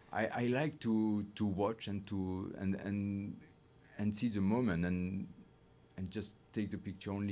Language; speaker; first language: English; non-native, learner; French